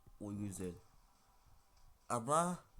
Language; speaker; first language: Turkish; non-native, learner; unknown